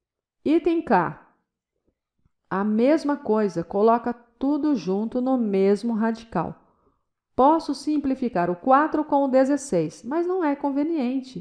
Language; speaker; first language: Portuguese; native; Portuguese